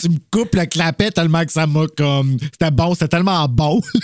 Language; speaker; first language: French; native; French